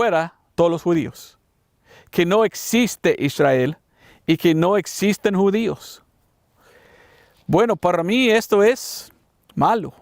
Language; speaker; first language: Spanish; non-native, fluent; English